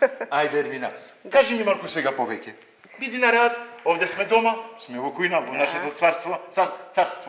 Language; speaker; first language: Macedonian; non-native, fluent; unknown